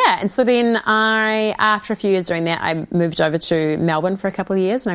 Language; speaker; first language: English; native; English